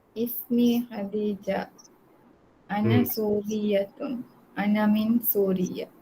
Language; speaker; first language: Arabic; non-native, learner; Divehi